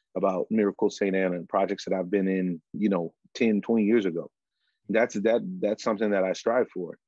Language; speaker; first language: English; native; English